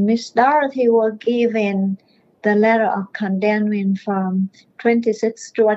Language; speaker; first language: English; non-native, fluent; Vietnamese